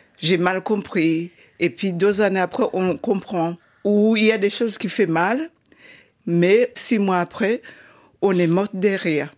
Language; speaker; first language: French; non-native, fluent; Shona